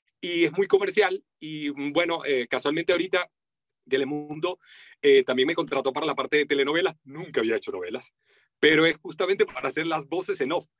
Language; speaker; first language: Spanish; native; Spanish